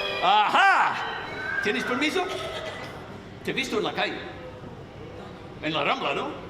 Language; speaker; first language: Spanish; non-native, fluent; English